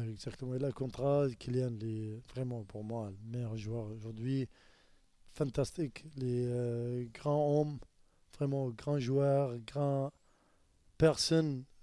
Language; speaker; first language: French; non-native, learner; Arabic